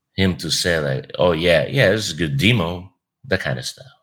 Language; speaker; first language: English; non-native, fluent; Japanese